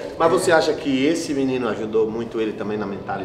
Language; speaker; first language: Portuguese; native; Portuguese